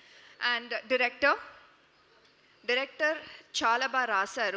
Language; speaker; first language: Telugu; non-native, fluent; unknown